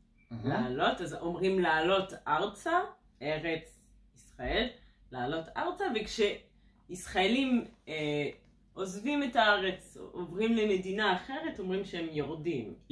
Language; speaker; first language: Hebrew; non-native, fluent; French